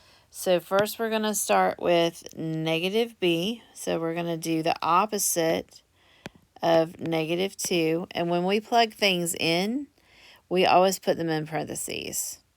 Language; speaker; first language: English; native; English